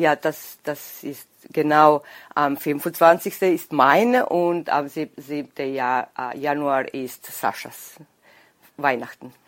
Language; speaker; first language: German; non-native, local second language; Serbian